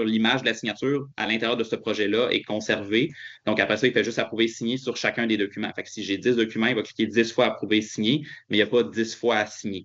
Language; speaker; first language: French; native; French